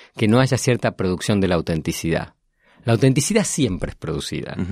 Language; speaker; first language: Spanish; native; Spanish